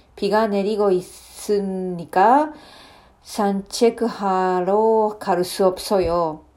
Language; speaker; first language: Korean; non-native, learner; Japanese